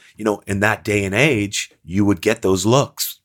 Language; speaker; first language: English; native; English